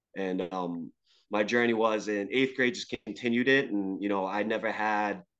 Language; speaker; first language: English; native; English